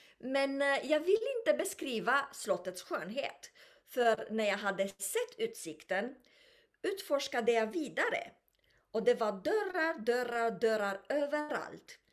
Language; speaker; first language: Swedish; non-native, fluent; Romanian